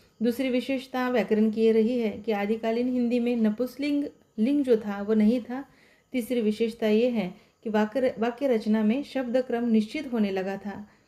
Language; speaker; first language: Hindi; non-native, local second language; Marathi